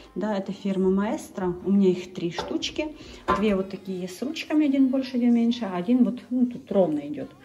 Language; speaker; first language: Russian; native; Russian